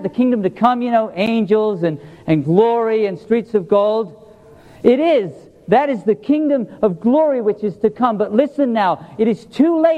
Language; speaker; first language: English; native; English